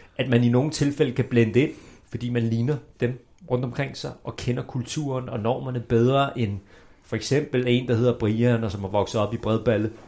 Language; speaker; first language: Danish; early bilingual, other home language; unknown